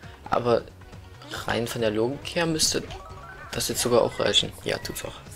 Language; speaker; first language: German; native; German